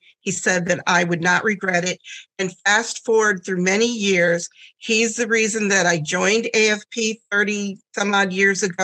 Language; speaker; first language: English; early bilingual, other home language; German